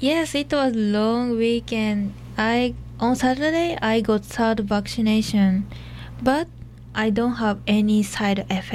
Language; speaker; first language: English; non-native, learner; Japanese